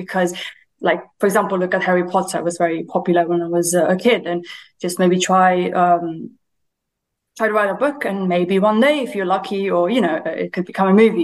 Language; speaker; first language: English; early bilingual, other home language; German